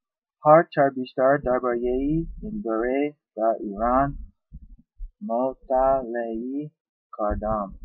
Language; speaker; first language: Persian; non-native, learner; English